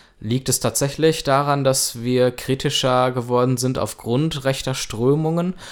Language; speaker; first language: German; native; German